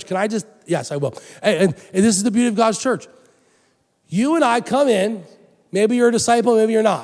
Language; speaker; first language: English; native; English